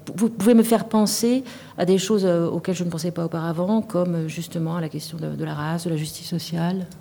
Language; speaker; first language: French; native; French